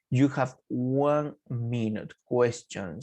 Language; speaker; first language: English; non-native, fluent; Spanish